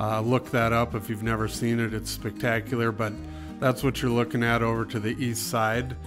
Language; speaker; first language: English; native; English